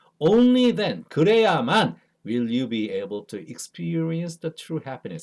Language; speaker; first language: English; non-native, fluent; Korean